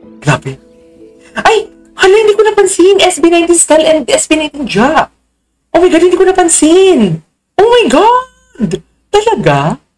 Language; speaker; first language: Filipino; native; Filipino